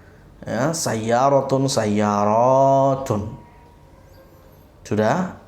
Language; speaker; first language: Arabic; non-native, fluent; Indonesian